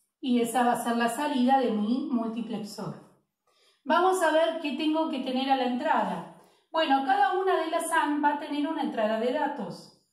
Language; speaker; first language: Spanish; native; Spanish